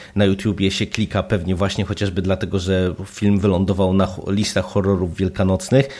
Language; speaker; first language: Polish; native; Polish